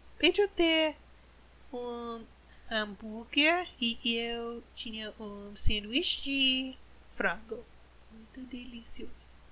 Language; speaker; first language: Portuguese; non-native, learner; English